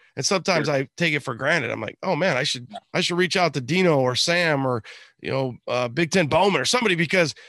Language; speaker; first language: English; native; English